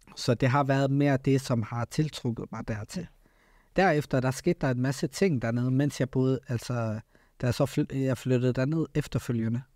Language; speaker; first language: Danish; early bilingual, other home language; Arabic